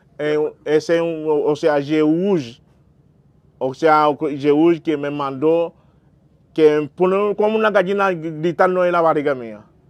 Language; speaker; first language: Spanish; non-native, learner; Haitian Creole